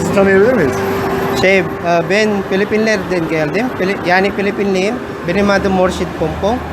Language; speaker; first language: Turkish; non-native, learner; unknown